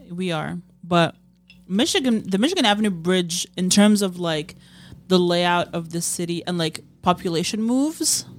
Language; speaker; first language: English; non-native, fluent; Arabic